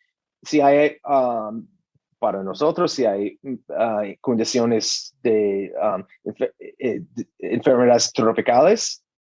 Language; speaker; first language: Spanish; non-native, learner; English